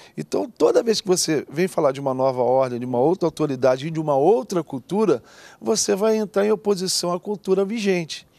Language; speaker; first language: Portuguese; native; Portuguese